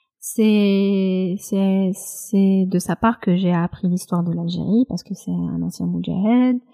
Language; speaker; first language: French; non-native, local second language; Kabyle